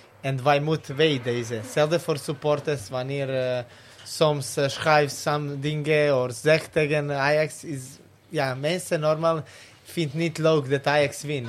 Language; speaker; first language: Dutch; non-native, learner; Serbian